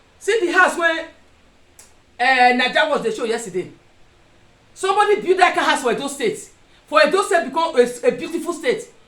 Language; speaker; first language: Nigerian Pidgin; non-native, local second language; Bini